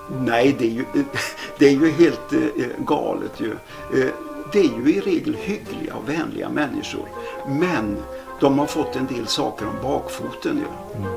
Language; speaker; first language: Swedish; native; Swedish